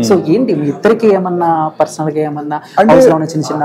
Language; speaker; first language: Telugu; native; Telugu